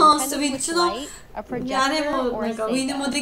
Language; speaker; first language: Japanese; non-native, learner; Georgian